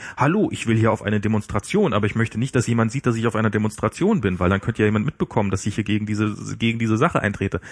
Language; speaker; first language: German; native; German